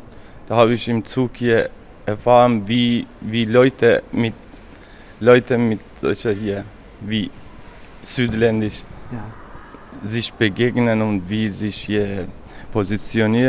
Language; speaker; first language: German; non-native, fluent; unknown